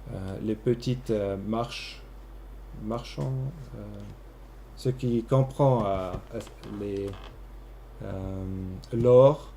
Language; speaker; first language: French; non-native, local second language; German